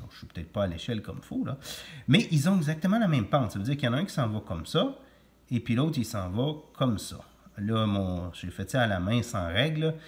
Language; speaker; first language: French; native; French